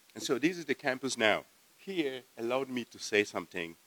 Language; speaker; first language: English; non-native, fluent; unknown